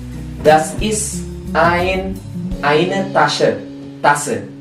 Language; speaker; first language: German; non-native, learner; Indonesian